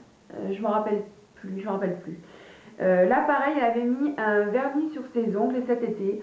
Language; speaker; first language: French; native; French